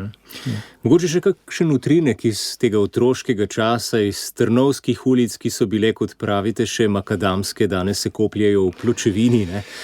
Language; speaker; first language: Slovenian; native; Slovenian